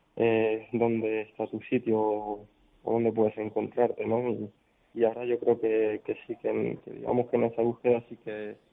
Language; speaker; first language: Spanish; native; Spanish